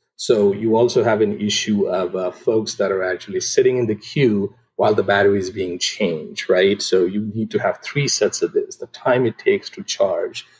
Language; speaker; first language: English; non-native, local second language; Nepali